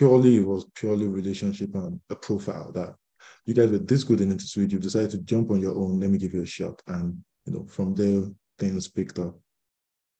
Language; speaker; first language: English; non-native, local second language; Yoruba